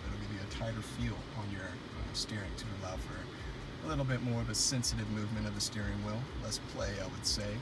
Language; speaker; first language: English; native; English